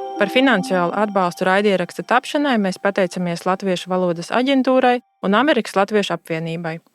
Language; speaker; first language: Latvian; native; Latvian